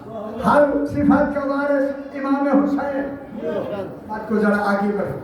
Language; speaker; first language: Urdu; native; Urdu